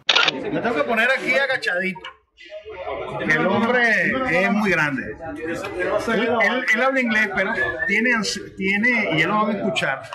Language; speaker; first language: Spanish; native; Spanish